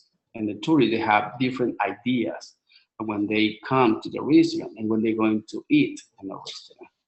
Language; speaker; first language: English; non-native, learner; Spanish